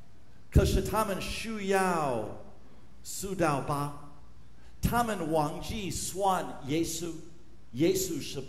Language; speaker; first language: Chinese; non-native, fluent; English